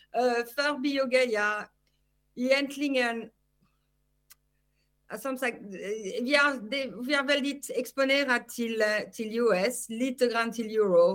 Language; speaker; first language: Swedish; non-native, fluent; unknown